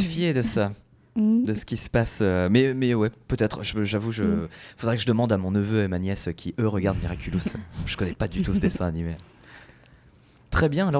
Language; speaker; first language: French; native; French